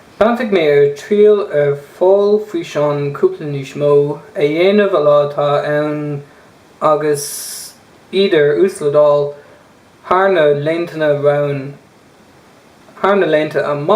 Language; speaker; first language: Irish; non-native, learner; English